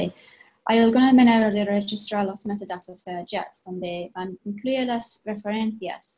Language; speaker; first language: Spanish; non-native, fluent; English